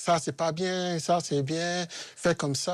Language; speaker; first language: French; non-native, learner; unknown